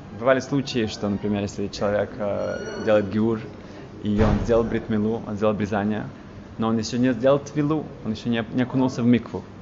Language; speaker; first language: Russian; early bilingual, heritage; Russian